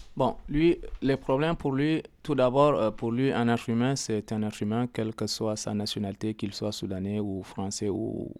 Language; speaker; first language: French; non-native, local second language; Arabic